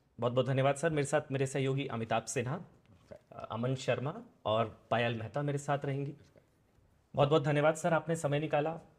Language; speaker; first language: Hindi; native; Hindi